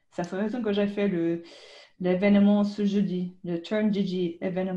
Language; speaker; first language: French; non-native, fluent; English